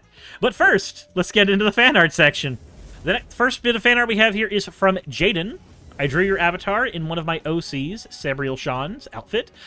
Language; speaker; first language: English; native; English